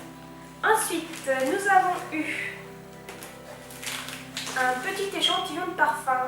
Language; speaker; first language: French; native; French